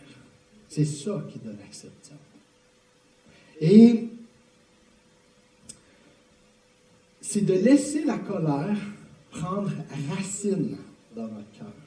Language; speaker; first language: French; native; French